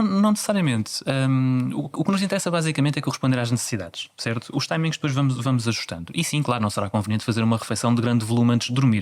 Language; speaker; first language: Portuguese; native; Portuguese